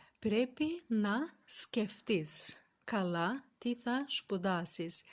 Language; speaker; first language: Greek; non-native, fluent; Turkish